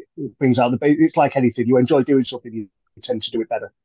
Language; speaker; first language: English; native; English